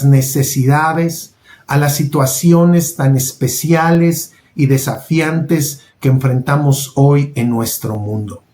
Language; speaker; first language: Spanish; native; Spanish